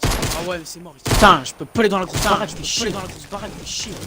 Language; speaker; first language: French; native; French